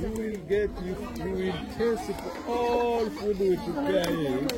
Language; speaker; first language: English; non-native, fluent; Swahili